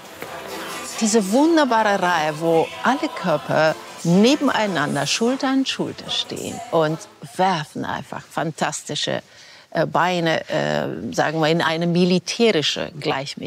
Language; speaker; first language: German; non-native, fluent; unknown